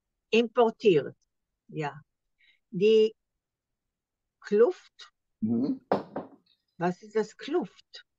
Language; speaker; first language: German; non-native, learner; Hebrew